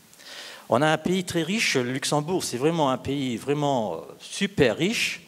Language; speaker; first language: French; non-native, local second language; Luxembourgish